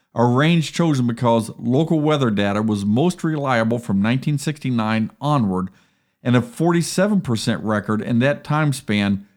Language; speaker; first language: English; native; English